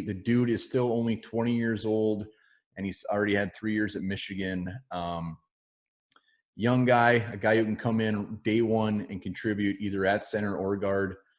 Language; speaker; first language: English; native; English